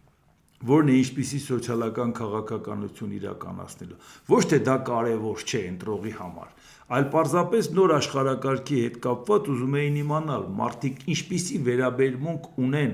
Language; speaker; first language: Armenian; native; Armenian